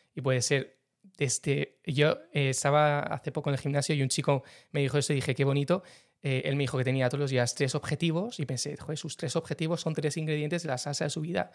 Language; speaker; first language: Spanish; native; Spanish